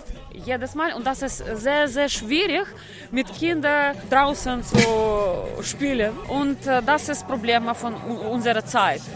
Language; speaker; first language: German; non-native, learner; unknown